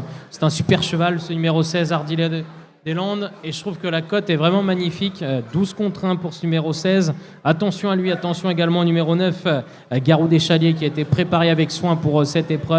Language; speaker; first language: French; native; French